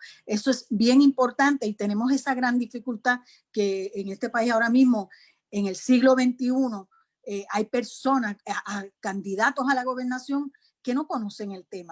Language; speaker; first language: Spanish; native; Spanish